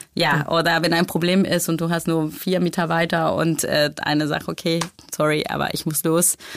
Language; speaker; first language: German; non-native, fluent; Spanish